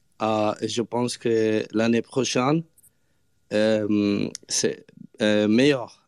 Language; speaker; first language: French; non-native, learner; Polish